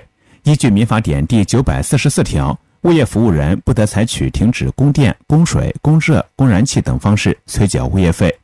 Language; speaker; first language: Chinese; native; Chinese